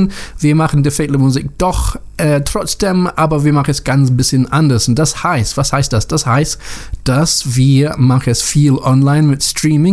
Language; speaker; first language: German; non-native, learner; English